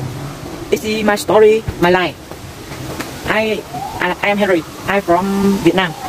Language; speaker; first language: English; non-native, learner; Vietnamese